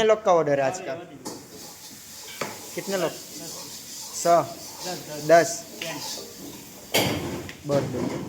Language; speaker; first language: Hindi; non-native, local second language; Gujarati